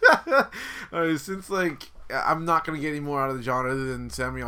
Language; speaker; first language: English; native; English